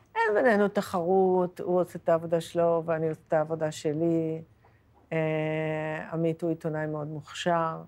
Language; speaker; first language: Hebrew; native; Hebrew